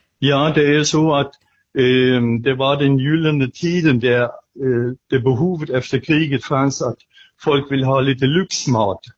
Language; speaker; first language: Swedish; non-native, fluent; German